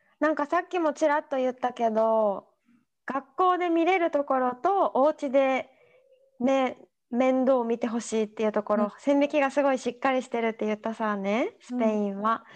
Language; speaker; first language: Japanese; native; Japanese